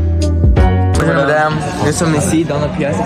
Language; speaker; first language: French; non-native, learner; English